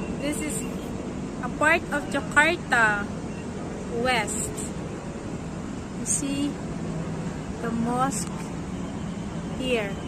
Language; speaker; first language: English; non-native, local second language; Filipino